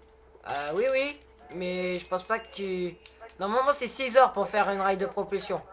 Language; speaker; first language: French; native; French